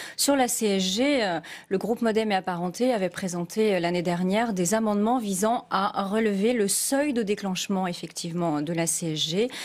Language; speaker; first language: French; native; French